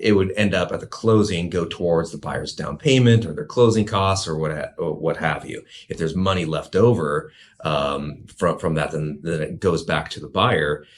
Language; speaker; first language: English; native; English